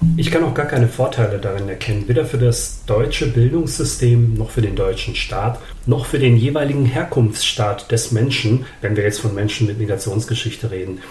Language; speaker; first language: German; early bilingual, other home language; Serbian